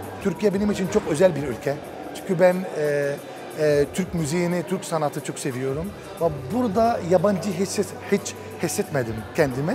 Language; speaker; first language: Turkish; non-native, fluent; Arabic